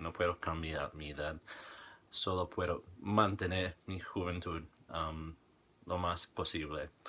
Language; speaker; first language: Spanish; non-native, fluent; English